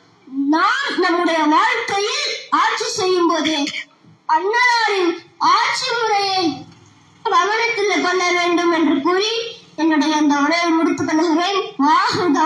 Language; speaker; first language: Tamil; native; Tamil